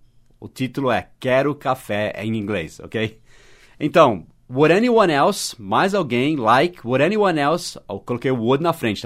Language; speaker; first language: Portuguese; non-native, fluent; English